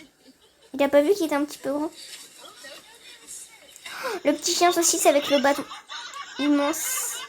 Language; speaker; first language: French; native; French